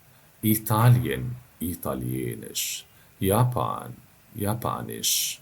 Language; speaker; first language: German; non-native, fluent; Arabic